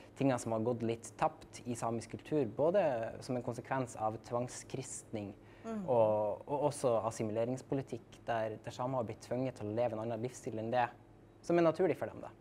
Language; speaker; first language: Norwegian; native; Norwegian